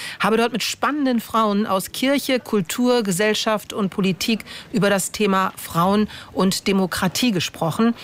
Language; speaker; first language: German; native; German